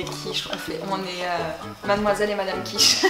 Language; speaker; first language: French; native; French